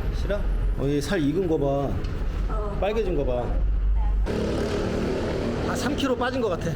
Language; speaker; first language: Korean; native; Korean